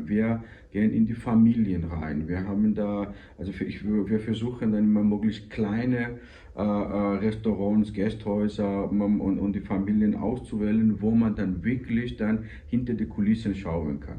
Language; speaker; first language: German; non-native, fluent; Georgian